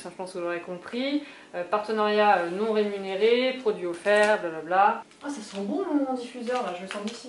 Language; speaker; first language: French; native; French